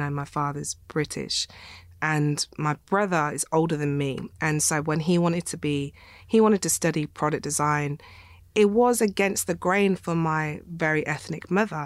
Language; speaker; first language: English; native; English